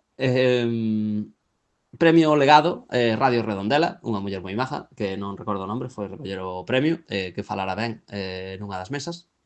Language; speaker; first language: Galician; native; Galician